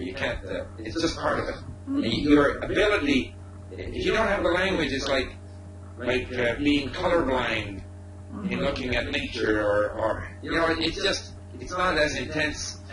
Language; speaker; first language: English; non-native, fluent; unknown